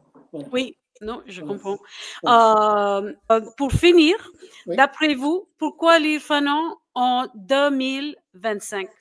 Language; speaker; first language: French; non-native, fluent; English